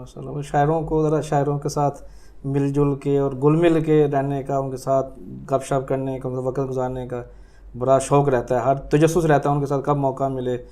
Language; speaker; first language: Urdu; non-native, local second language; Punjabi